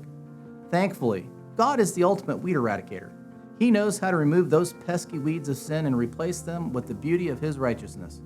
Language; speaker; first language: English; native; English